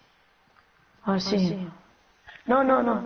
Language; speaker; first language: English; non-native, learner; Greek